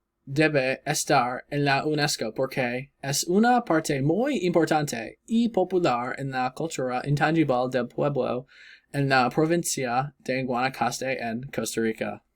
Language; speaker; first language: Spanish; non-native, learner; English